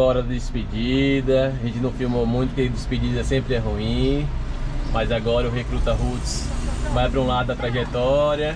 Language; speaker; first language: Portuguese; native; Portuguese